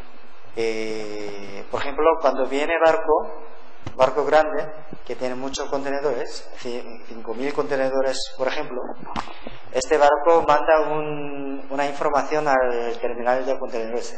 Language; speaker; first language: Spanish; non-native, learner; Korean